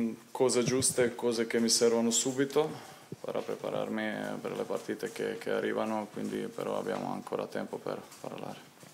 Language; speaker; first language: Italian; non-native, fluent; Croatian